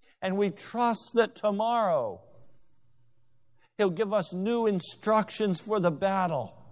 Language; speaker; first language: English; native; English